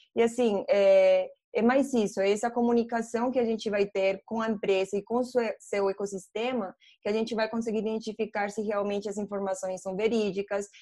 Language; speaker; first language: Portuguese; non-native, fluent; Spanish